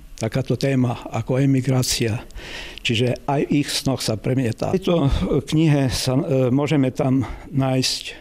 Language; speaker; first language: Slovak; non-native, local second language; Ukrainian